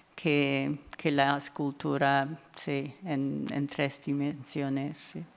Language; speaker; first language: Spanish; non-native, fluent; English